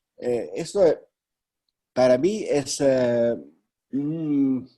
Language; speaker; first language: Spanish; non-native, fluent; Italian